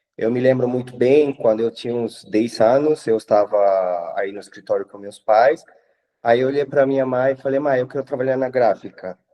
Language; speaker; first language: Portuguese; non-native, fluent; Spanish